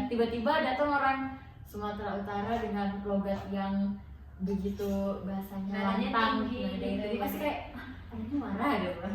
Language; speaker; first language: Indonesian; native; Indonesian